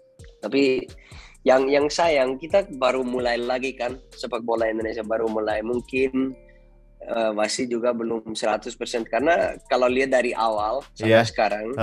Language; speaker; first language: Indonesian; non-native, fluent; Dutch